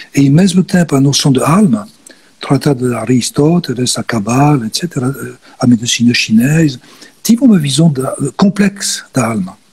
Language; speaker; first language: Portuguese; non-native, fluent; French